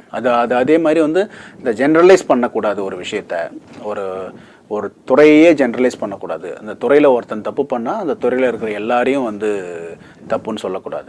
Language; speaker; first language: Tamil; native; Tamil